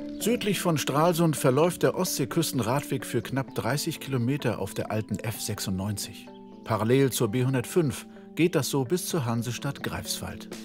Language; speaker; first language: German; native; German